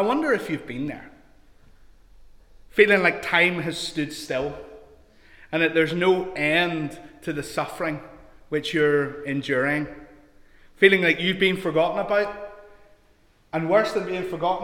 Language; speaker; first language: English; native; English